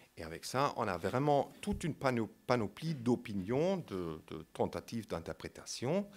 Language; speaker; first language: French; non-native, fluent; German